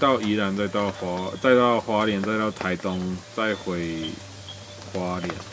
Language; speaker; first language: Chinese; non-native, fluent; English